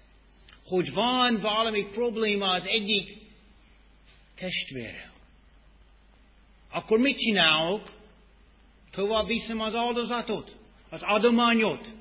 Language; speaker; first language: Hungarian; non-native, fluent; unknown